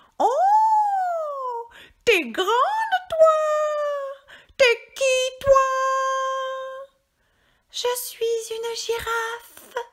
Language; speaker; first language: French; native; French